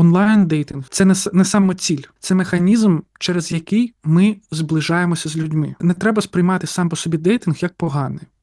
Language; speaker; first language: Ukrainian; native; Ukrainian